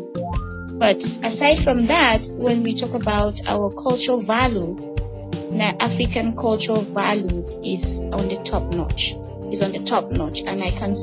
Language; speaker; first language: English; non-native, local second language; Hausa